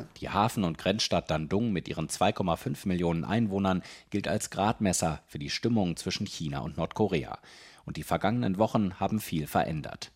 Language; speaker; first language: German; native; German